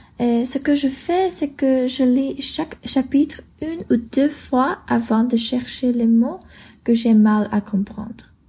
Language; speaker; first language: French; non-native, learner; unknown